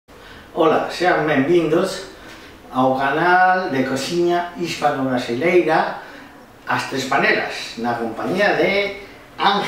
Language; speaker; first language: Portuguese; non-native, fluent; Spanish